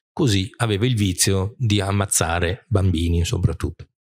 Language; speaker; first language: Italian; native; Italian